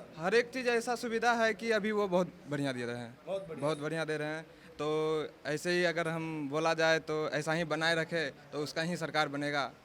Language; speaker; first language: Hindi; native; Hindi